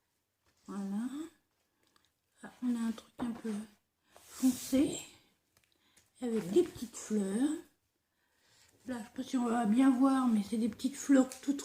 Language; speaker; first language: French; native; French